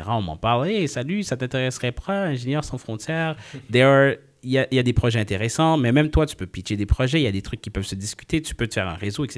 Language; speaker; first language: French; native; French